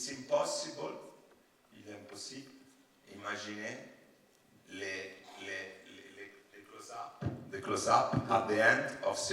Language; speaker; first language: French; non-native, learner; Italian